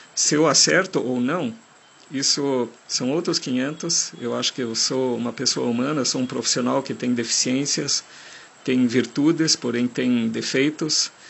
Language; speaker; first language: Portuguese; non-native, fluent; German